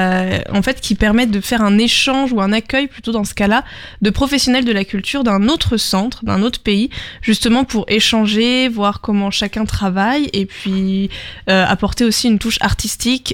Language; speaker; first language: French; native; French